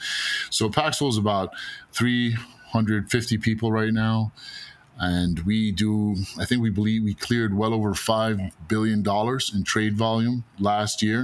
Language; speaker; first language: English; native; English